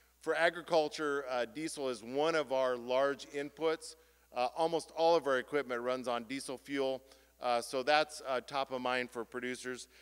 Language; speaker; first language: English; native; English